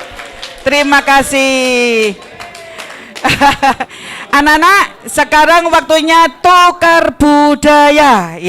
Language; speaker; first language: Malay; non-native, local second language; Javanese